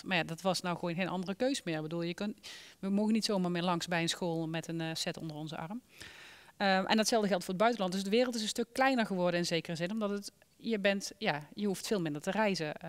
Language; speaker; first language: Dutch; native; Dutch